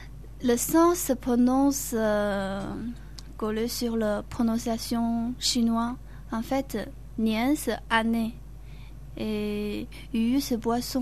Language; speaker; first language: French; non-native, learner; Chinese